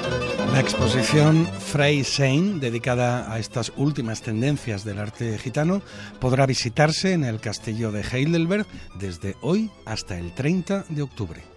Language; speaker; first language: Spanish; native; Spanish